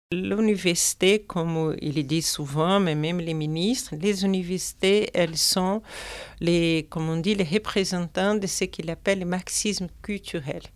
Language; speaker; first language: French; non-native, fluent; Portuguese